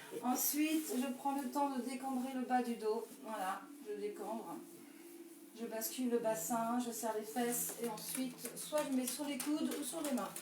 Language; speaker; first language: French; native; French